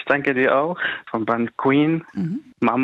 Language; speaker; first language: German; non-native, fluent; Arabic